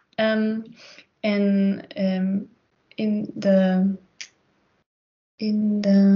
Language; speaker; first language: Dutch; non-native, learner; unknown